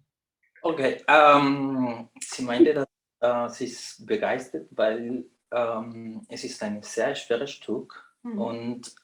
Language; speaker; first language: German; non-native, fluent; Spanish